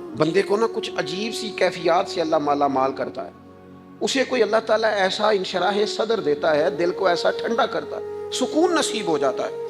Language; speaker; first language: Urdu; non-native, local second language; Punjabi